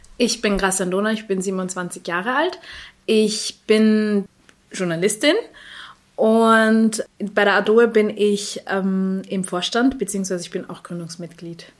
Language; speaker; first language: German; early bilingual, other home language; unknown